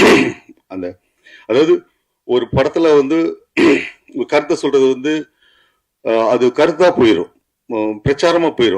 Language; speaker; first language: Tamil; native; Tamil